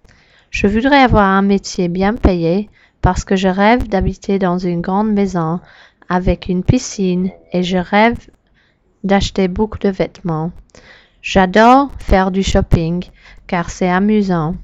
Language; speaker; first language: French; non-native, learner; English